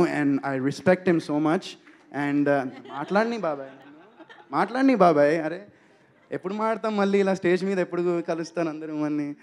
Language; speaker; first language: Telugu; native; Telugu